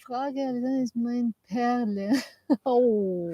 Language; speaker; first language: German; non-native, learner; Spanish